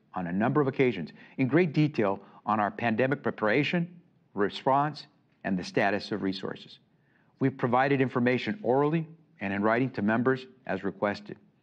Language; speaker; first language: English; early bilingual, other home language; Spanish